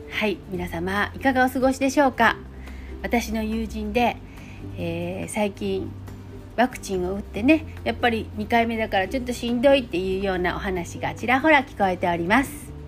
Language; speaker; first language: Japanese; native; Japanese